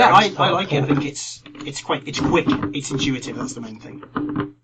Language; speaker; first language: English; native; English